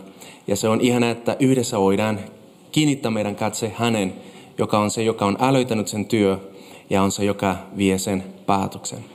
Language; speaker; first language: Finnish; non-native, fluent; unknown